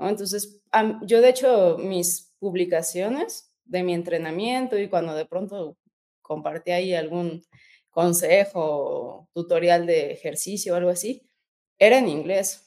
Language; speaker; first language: Spanish; native; Spanish